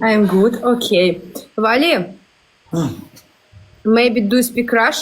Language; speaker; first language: English; non-native, learner; Russian